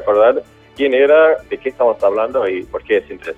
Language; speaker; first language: Spanish; non-native, fluent; English